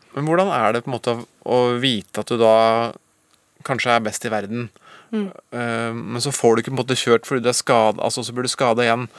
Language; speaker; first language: Norwegian; native; Norwegian